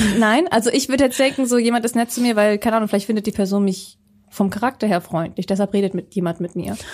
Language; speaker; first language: German; early bilingual, other home language; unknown